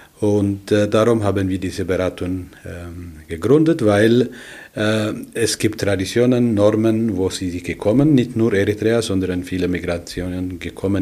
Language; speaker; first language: German; non-native, learner; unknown